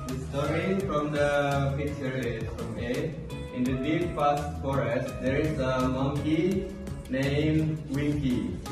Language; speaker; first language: English; non-native, learner; Indonesian